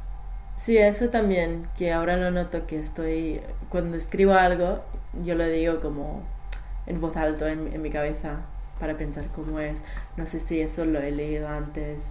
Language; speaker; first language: Spanish; non-native, fluent; English